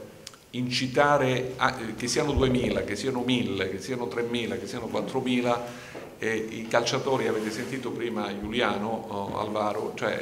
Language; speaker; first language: Italian; native; Italian